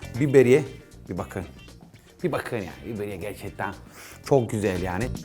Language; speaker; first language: Turkish; non-native, fluent; Italian